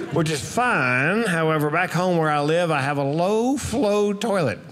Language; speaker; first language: English; native; English